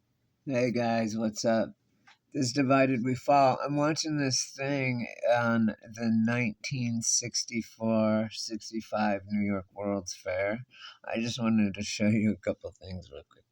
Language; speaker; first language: English; native; English